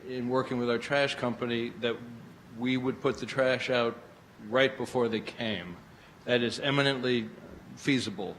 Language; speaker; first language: English; native; English